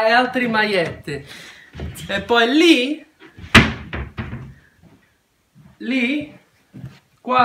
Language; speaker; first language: Italian; early bilingual, heritage; Italian